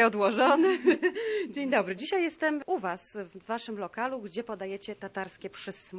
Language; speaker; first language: Polish; native; Polish